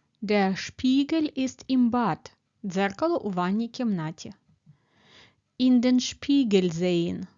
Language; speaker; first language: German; non-native, fluent; Ukrainian